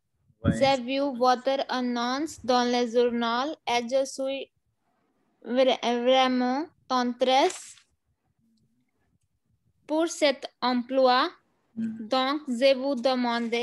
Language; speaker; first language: French; non-native, learner; Hindi